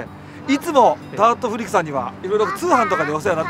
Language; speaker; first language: Japanese; native; Japanese